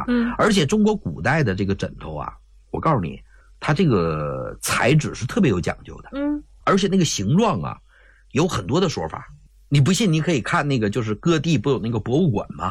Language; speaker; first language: Chinese; native; Chinese